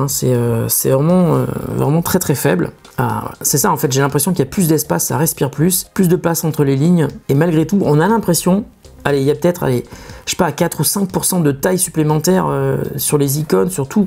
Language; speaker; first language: French; native; French